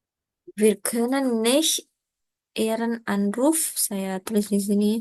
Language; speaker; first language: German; non-native, fluent; Indonesian